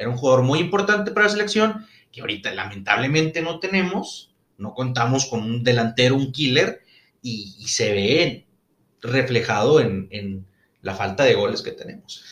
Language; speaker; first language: Spanish; native; Spanish